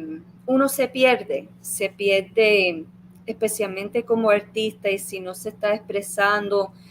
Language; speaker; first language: Spanish; early bilingual, heritage; Spanish